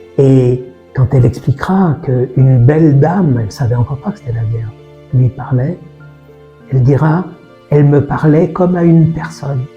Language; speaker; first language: French; native; French